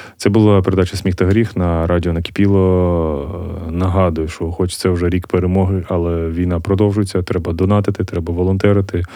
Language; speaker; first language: Ukrainian; native; Ukrainian